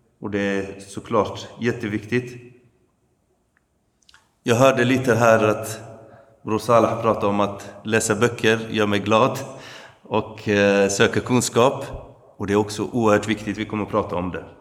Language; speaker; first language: Swedish; early bilingual, other home language; Arabic